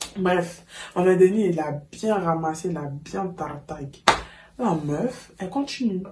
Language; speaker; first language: French; native; French